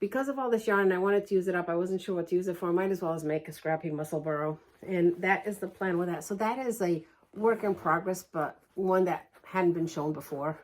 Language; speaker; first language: English; early bilingual, other home language; Portuguese